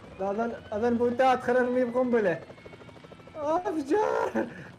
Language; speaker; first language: Arabic; native; Arabic